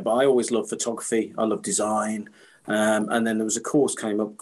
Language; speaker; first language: English; native; English